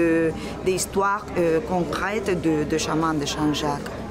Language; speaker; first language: French; non-native, learner; Spanish